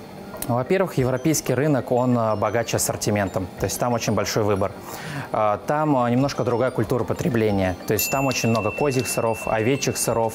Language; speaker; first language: Russian; native; Russian